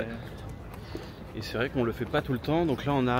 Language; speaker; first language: French; native; French